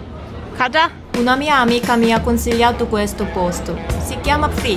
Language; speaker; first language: Italian; non-native, fluent; Korean